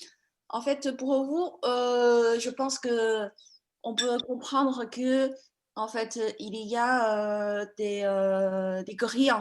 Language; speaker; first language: French; non-native, fluent; Chinese